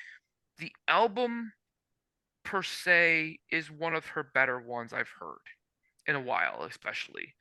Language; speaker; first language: English; native; English